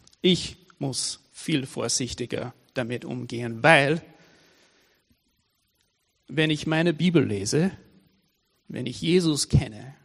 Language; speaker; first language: German; non-native, fluent; English